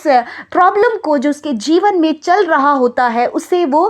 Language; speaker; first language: Hindi; native; Hindi